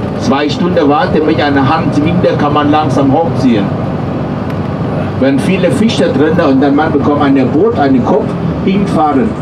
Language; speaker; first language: German; non-native, learner; Vietnamese